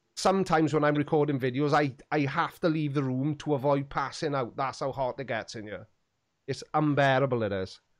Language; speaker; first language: English; native; English